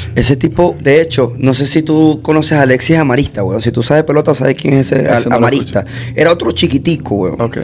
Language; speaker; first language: Spanish; native; Spanish